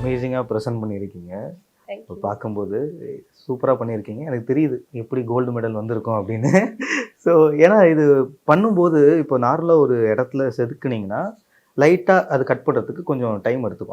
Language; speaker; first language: Tamil; native; Tamil